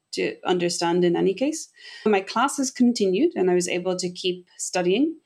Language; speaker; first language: English; native; English